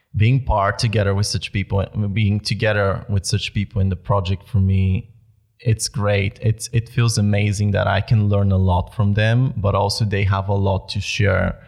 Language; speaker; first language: English; non-native, fluent; Bulgarian